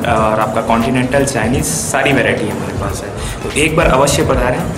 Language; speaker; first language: Hindi; native; Hindi